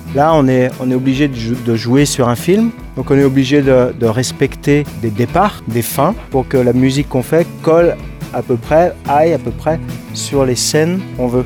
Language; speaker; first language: French; native; French